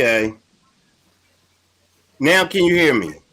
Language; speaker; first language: English; native; English